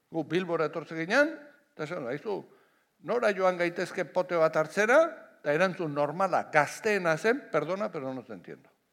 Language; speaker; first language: Basque; non-native, local second language; Spanish